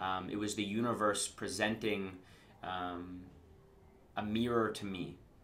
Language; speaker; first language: English; native; English